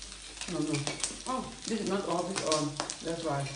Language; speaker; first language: English; non-native, learner; Thai